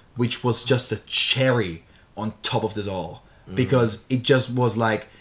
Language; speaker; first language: English; non-native, fluent; German